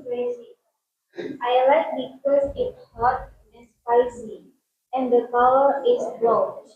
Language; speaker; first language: English; non-native, learner; Indonesian